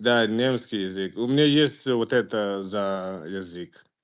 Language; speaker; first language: Russian; non-native, learner; Igbo